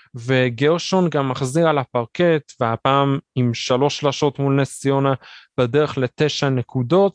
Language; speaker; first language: Hebrew; native; Hebrew